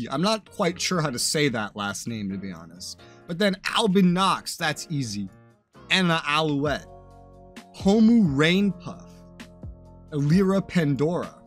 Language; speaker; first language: English; native; English